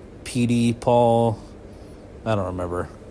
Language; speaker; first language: English; native; English